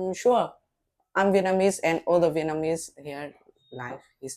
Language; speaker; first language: English; non-native, learner; Vietnamese